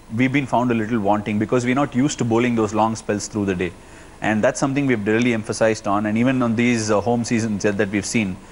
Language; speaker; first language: English; non-native, local second language; Tamil